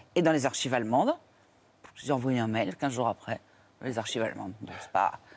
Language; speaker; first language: French; native; French